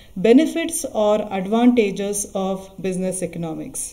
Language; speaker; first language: English; non-native, local second language; Kannada